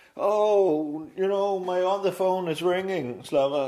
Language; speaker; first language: English; non-native, fluent; Danish